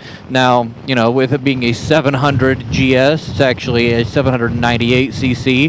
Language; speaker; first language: English; native; English